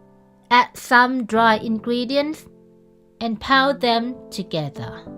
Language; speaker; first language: English; non-native, fluent; Thai